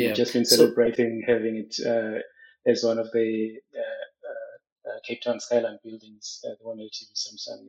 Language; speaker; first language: English; non-native, local second language; Swati